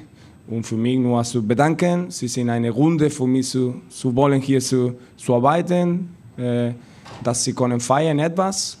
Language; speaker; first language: German; non-native, learner; Spanish